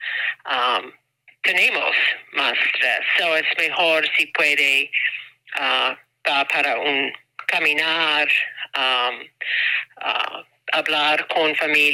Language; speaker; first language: Spanish; non-native, learner; English